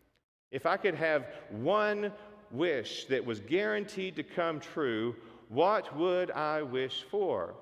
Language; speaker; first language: English; native; English